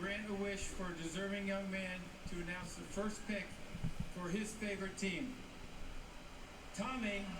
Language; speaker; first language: English; native; English